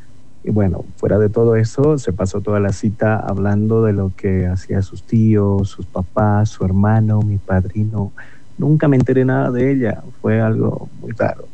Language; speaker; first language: Spanish; native; Spanish